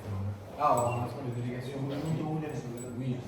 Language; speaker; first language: French; non-native, fluent; Albanian